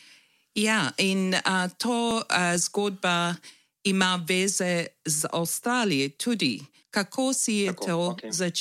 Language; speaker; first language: Slovenian; early bilingual, heritage; English